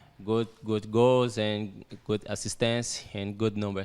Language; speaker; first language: English; non-native, learner; Portuguese